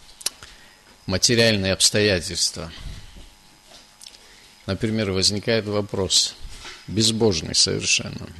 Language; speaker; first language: Russian; native; Russian